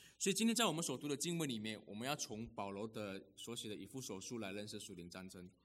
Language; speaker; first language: Chinese; native; Chinese